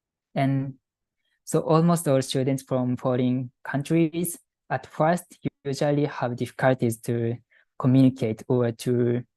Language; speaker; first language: English; non-native, fluent; Japanese